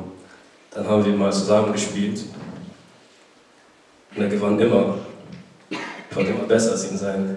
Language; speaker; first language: German; early bilingual, other home language; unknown